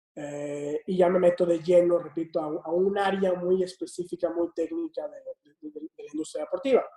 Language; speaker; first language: Spanish; native; Spanish